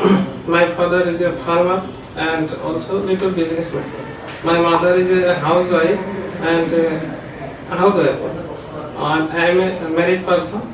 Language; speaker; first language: English; non-native, learner; Bangla